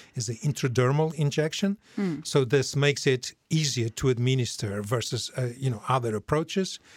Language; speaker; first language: English; non-native, fluent; Portuguese